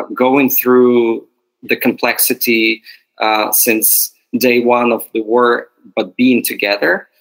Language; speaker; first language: English; non-native, fluent; Ukrainian